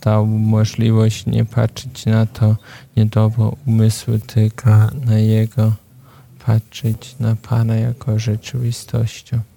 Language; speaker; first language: Polish; non-native, fluent; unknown